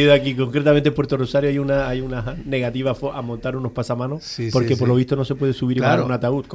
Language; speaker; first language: Spanish; native; Spanish